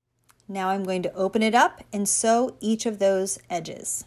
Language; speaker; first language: English; native; English